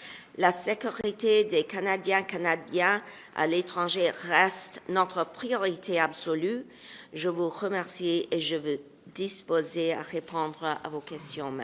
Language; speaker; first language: French; non-native, local second language; English